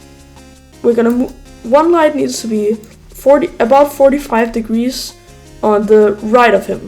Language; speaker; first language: English; native; English